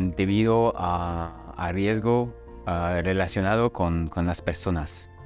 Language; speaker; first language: Spanish; non-native, fluent; French